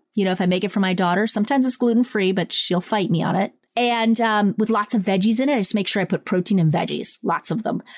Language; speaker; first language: English; early bilingual, other home language; Italian